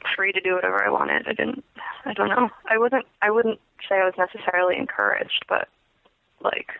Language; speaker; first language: English; native; English